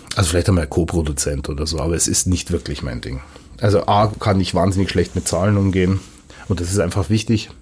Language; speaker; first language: German; native; German